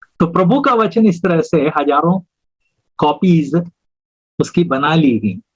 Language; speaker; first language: Hindi; native; Hindi